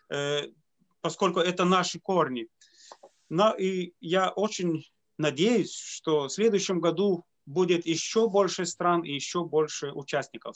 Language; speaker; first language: Russian; non-native, local second language; Lithuanian